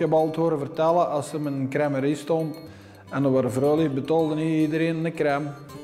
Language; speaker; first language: Dutch; native; Dutch